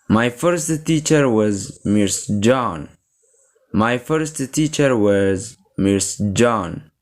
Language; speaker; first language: English; non-native, local second language; Oromo